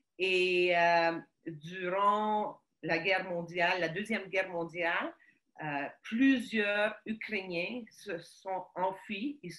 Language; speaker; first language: French; early bilingual, other home language; Ukrainian